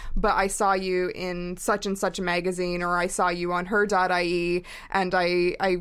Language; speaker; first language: English; native; English